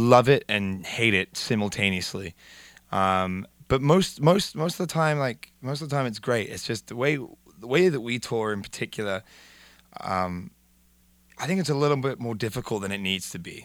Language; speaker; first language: English; native; English